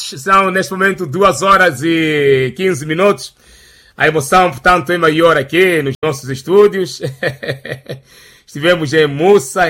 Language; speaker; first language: Portuguese; non-native, local second language; Makhuwa